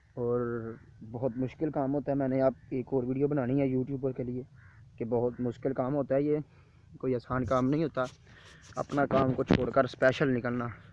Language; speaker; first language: Urdu; non-native, local second language; Punjabi